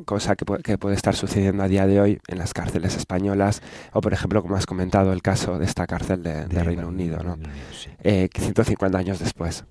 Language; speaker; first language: Spanish; native; Spanish